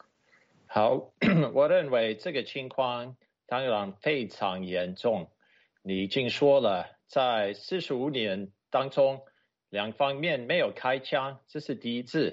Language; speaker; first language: Chinese; non-native, fluent; English